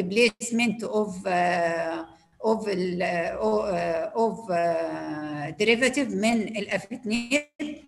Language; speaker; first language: Arabic; native; Arabic